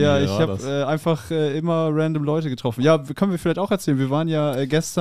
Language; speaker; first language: German; native; German